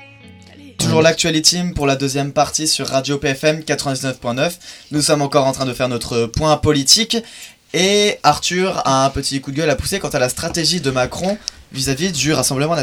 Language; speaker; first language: French; native; French